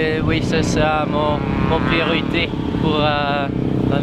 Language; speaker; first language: French; non-native, learner; Dutch